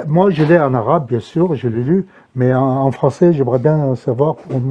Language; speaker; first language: French; non-native, fluent; Arabic